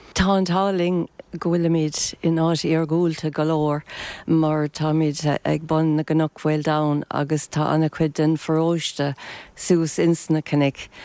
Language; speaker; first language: Irish; non-native, local second language; English